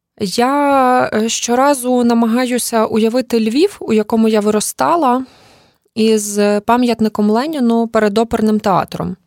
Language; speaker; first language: Ukrainian; native; Ukrainian